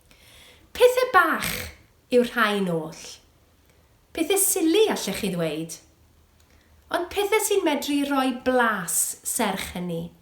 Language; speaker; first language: Welsh; native; Welsh